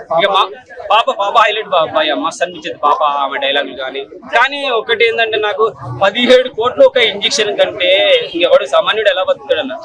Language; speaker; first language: Telugu; native; Telugu